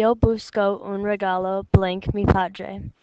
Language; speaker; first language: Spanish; non-native, learner; English